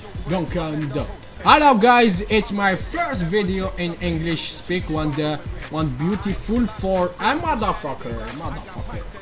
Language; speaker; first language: English; non-native, learner; Arabic